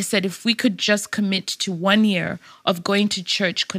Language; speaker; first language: English; native; English